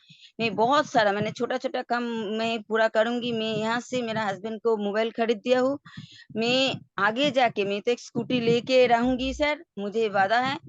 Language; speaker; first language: Hindi; non-native, local second language; Bangla